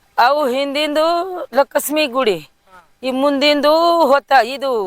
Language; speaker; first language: Kannada; non-native, local second language; Lambadi